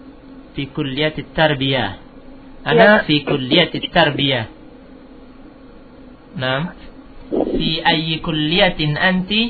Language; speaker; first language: Arabic; non-native, fluent; Indonesian